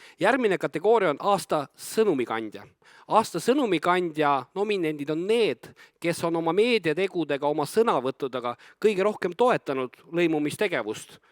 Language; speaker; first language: Estonian; native; Estonian